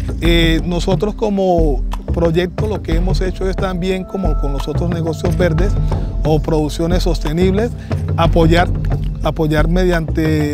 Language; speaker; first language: Spanish; native; Spanish